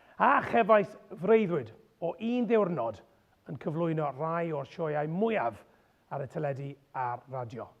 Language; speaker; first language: Welsh; non-native, local second language; English